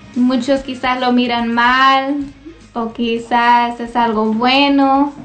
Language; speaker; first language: Spanish; early bilingual, heritage; Spanish